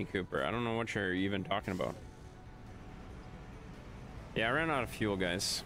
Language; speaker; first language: English; native; English